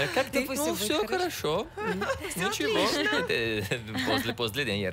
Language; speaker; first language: Russian; non-native, learner; Italian